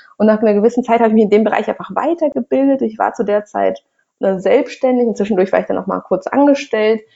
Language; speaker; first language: German; non-native, fluent; Russian